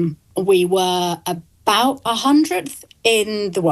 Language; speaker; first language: English; native; English